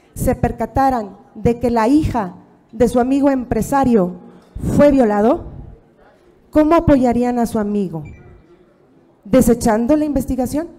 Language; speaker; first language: Spanish; native; Spanish